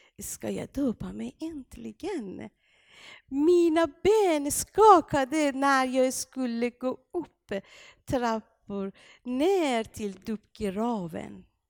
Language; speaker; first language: Swedish; non-native, fluent; Persian